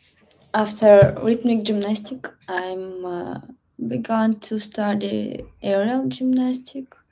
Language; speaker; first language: English; non-native, learner; Russian